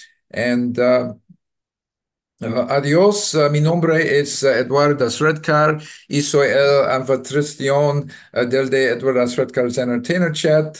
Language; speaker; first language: Spanish; non-native, learner; English